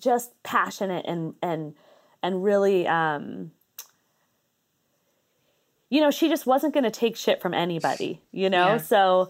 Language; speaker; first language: English; native; English